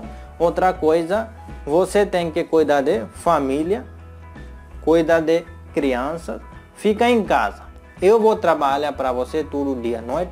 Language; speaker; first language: Portuguese; non-native, learner; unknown